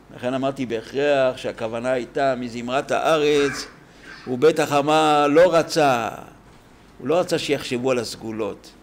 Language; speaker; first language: Hebrew; native; Hebrew